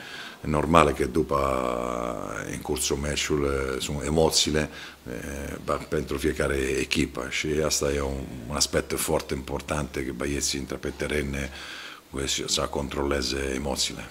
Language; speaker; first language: Romanian; non-native, fluent; Italian